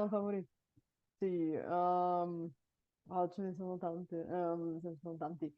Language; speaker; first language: Italian; non-native, learner; Bulgarian